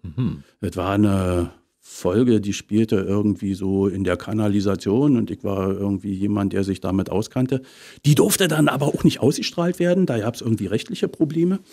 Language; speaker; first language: German; native; German